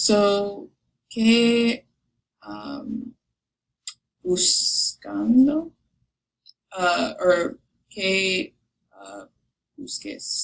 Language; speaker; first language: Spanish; non-native, learner; English